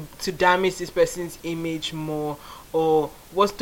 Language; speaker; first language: English; non-native, local second language; Igbo